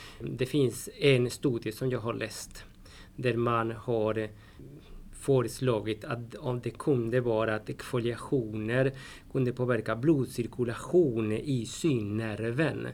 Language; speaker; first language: Swedish; non-native, fluent; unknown